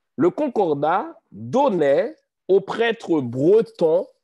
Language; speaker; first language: French; native; French